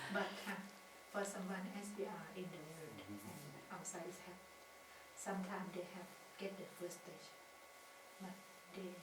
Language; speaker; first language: English; non-native, learner; Thai